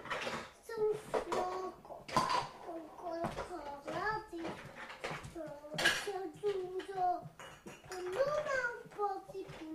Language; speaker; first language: Italian; early bilingual, heritage; Italian